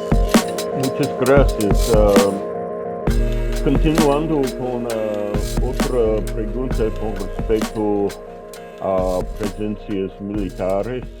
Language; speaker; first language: Spanish; non-native, fluent; English